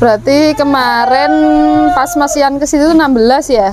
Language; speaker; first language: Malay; non-native, local second language; Javanese